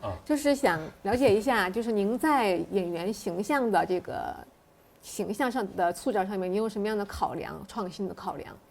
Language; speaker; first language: Chinese; native; Chinese